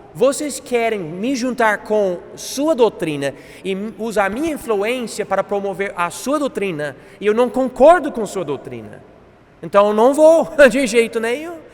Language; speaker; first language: Portuguese; non-native, fluent; English